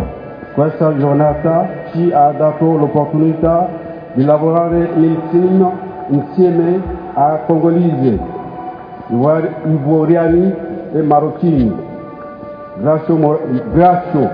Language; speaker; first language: Italian; non-native, learner; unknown